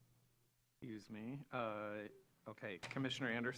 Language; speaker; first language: English; native; English